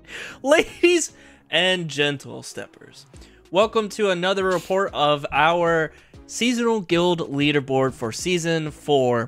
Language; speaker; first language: English; native; English